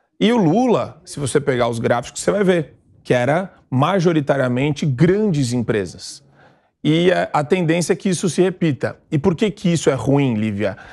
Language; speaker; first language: Portuguese; native; Portuguese